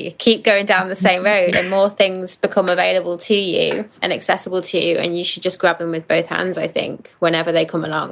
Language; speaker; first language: English; native; English